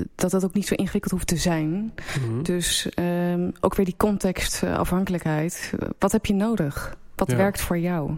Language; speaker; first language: Dutch; native; Dutch